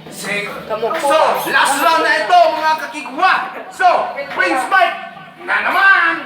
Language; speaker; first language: Filipino; non-native, local second language; Cebuano